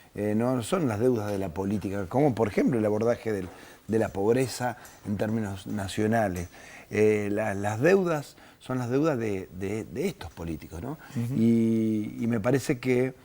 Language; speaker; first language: Spanish; native; Spanish